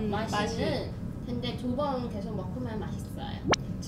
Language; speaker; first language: Korean; non-native, learner; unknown